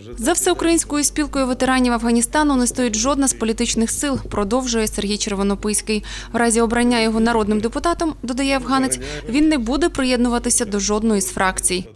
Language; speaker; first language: Ukrainian; native; Ukrainian